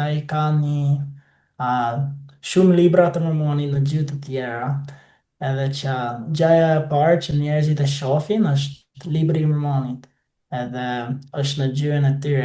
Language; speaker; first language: Albanian; non-native, fluent; English